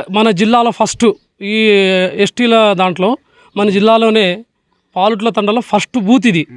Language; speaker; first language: Telugu; non-native, local second language; Lambadi